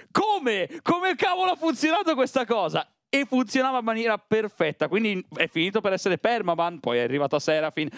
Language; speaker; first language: Italian; native; Italian